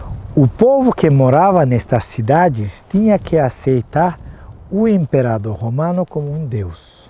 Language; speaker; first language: Portuguese; non-native, fluent; Turkish